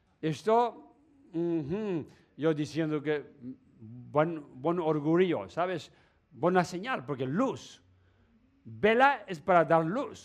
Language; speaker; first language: Spanish; non-native, learner; Tibetan